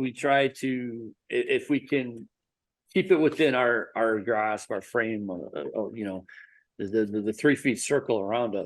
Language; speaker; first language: English; native; English